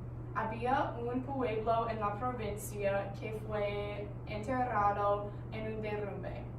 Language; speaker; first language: Spanish; non-native, learner; English